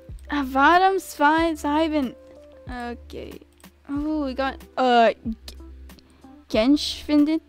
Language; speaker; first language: German; non-native, learner; English